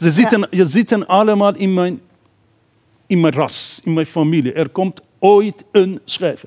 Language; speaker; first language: Dutch; non-native, fluent; Persian